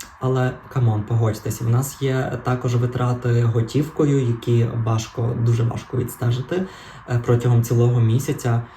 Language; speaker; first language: Ukrainian; non-native, local second language; Russian